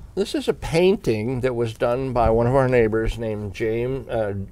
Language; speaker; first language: English; native; English